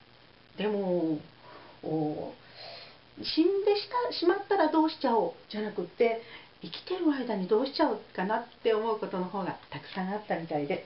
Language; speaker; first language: Japanese; native; Japanese